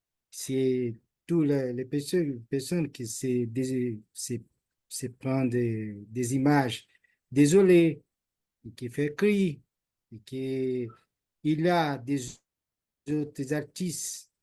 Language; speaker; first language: French; non-native, learner; Portuguese